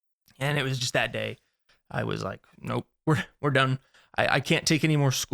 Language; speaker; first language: English; native; English